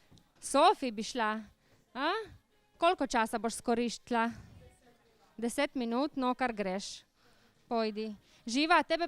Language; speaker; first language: Slovenian; native; Slovenian